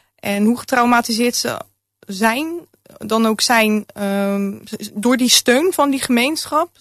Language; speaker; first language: Dutch; native; Dutch